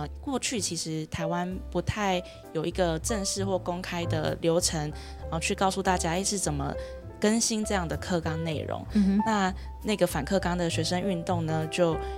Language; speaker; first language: Chinese; early bilingual, other home language; Vietnamese